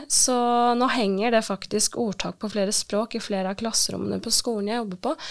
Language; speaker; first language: Norwegian; early bilingual, other home language; Turkish